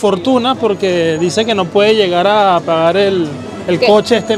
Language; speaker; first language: Spanish; native; Spanish